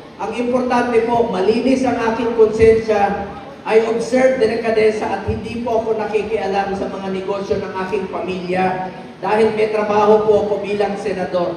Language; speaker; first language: Filipino; non-native, local second language; Cebuano